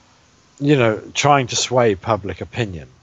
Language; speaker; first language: English; native; English